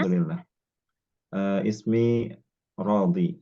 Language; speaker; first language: Arabic; non-native, learner; Indonesian